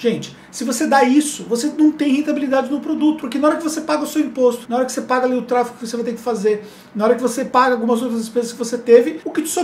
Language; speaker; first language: Portuguese; native; Portuguese